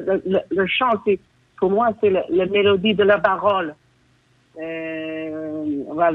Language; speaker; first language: French; non-native, fluent; Chinese